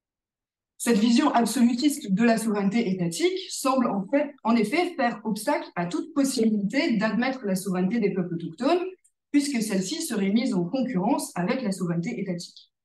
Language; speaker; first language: French; native; French